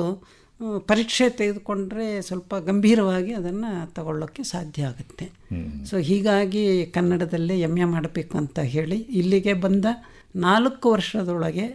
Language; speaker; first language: Kannada; non-native, local second language; Telugu